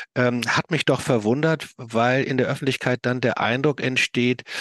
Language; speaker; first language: German; native; German